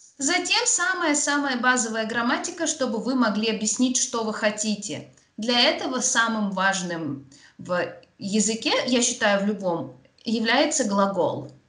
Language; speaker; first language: Russian; native; Russian